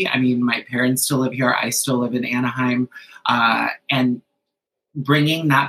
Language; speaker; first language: English; early bilingual, other home language; Spanish